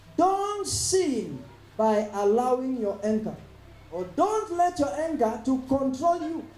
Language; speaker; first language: English; non-native, local second language; Swahili